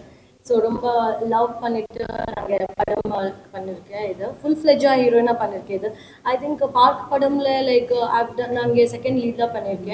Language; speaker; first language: Tamil; non-native, learner; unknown